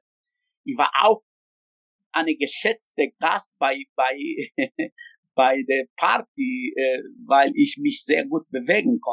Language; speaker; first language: German; non-native, fluent; Italian